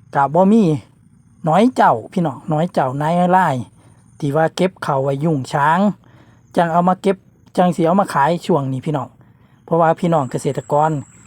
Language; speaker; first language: Thai; native; Thai